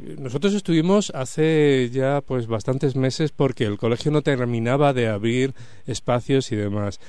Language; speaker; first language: Spanish; native; Spanish